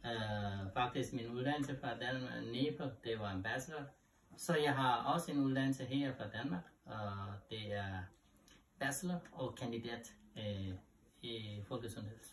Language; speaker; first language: Danish; non-native, learner; Nepali